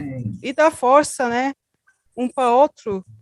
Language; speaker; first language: Portuguese; non-native, learner; Turkish